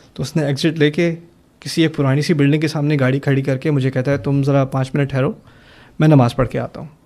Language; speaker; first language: Urdu; early bilingual, other home language; German